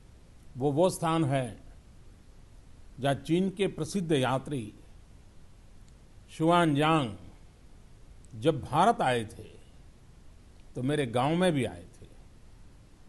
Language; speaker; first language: Hindi; non-native, local second language; Gujarati